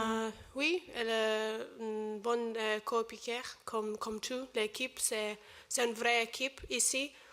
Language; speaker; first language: French; non-native, learner; English